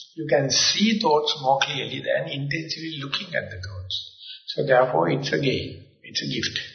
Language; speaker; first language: English; non-native, local second language; Sinhala